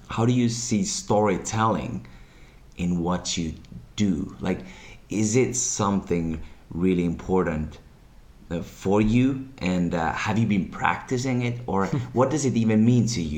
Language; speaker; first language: English; non-native, fluent; Finnish